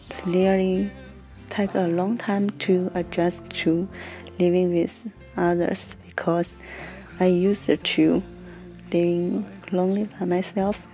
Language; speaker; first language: English; non-native, learner; Chinese